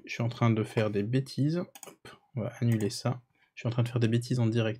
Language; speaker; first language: French; native; French